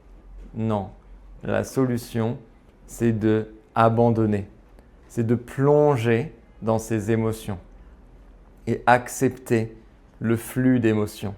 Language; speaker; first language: French; native; French